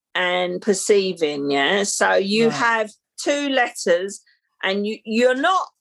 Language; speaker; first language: English; native; English